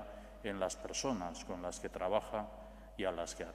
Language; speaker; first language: Spanish; native; Spanish